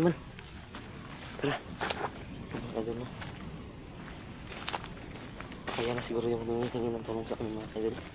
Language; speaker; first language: Filipino; non-native, local second language; Cebuano